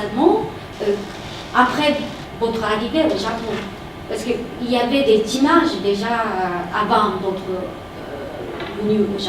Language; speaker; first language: French; non-native, fluent; Japanese